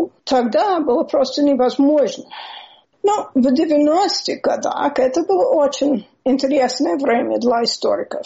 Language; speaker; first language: Russian; non-native, fluent; English